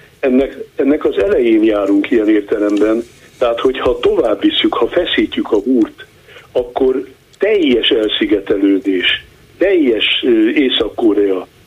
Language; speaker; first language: Hungarian; native; Hungarian